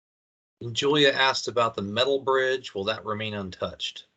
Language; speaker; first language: English; native; English